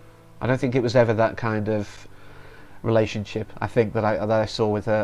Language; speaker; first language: English; native; English